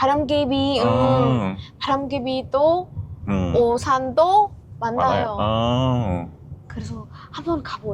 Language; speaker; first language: Korean; non-native, learner; Vietnamese